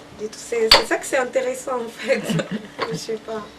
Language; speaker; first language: French; non-native, learner; Portuguese